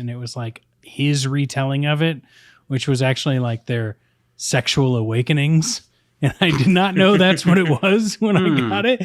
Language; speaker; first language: English; native; English